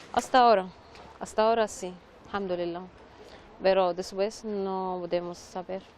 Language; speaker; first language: Spanish; non-native, learner; Arabic